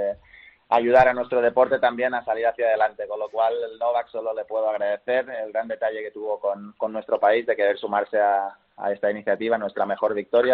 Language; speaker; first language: Spanish; native; Spanish